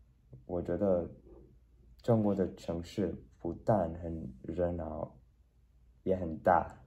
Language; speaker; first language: Chinese; non-native, learner; Spanish